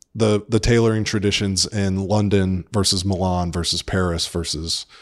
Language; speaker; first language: English; native; English